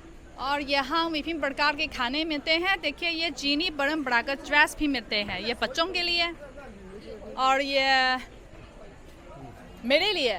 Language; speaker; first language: Hindi; non-native, fluent; Chinese